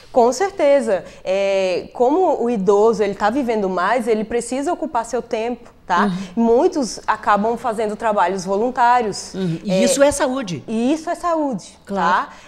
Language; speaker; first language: Portuguese; native; Portuguese